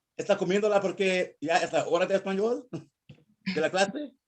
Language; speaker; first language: Spanish; non-native, learner; English